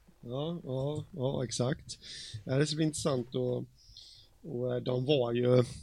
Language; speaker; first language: Swedish; native; Swedish